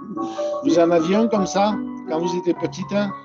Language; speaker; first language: French; native; French